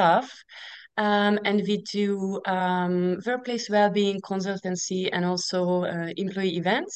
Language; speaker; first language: English; non-native, fluent; Hungarian